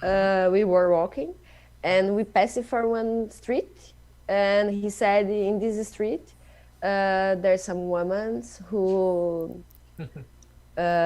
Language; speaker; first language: English; non-native, learner; Portuguese